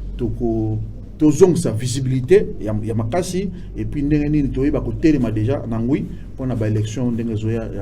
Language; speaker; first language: Lingala; non-native, local second language; Kongo